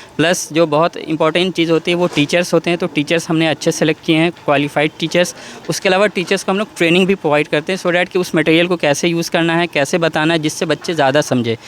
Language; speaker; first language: Hindi; native; Hindi